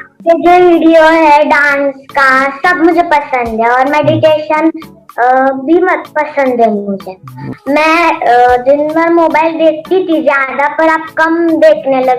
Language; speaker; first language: Hindi; native; Hindi